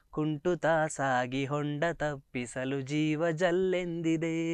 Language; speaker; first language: Kannada; native; Kannada